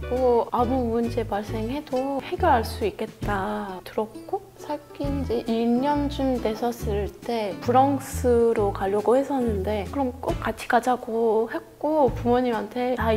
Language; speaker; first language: Korean; non-native, fluent; French